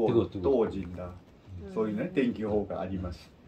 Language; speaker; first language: Japanese; non-native, learner; Korean